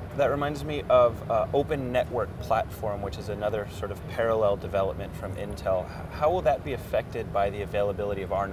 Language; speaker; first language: English; native; English